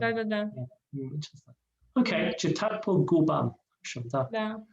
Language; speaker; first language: Russian; non-native, learner; English